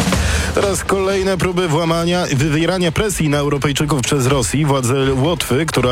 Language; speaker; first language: Polish; native; Polish